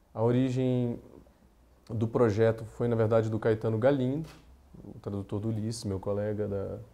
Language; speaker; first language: Portuguese; native; Portuguese